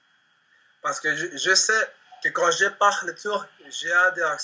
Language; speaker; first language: French; non-native, learner; Spanish